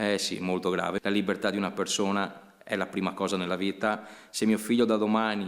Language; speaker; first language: Italian; native; Italian